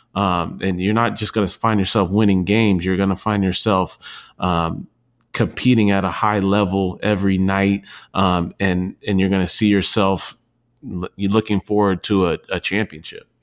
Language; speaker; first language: English; native; English